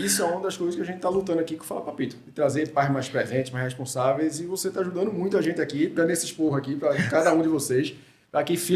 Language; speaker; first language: Portuguese; native; Portuguese